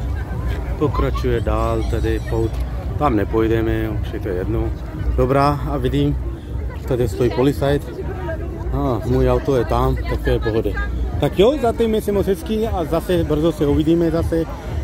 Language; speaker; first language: Czech; non-native, learner; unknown